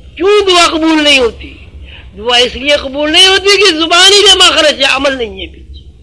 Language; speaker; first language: Urdu; native; Urdu